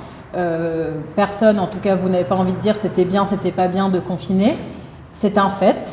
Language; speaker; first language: French; native; French